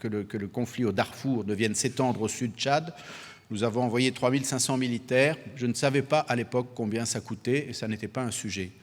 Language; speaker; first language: French; native; French